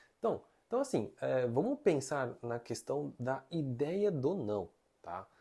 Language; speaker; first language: Portuguese; non-native, fluent; Chinese